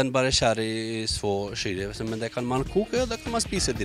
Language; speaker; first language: Norwegian; non-native, learner; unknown